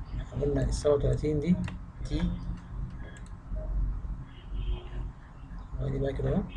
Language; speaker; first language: Arabic; native; Arabic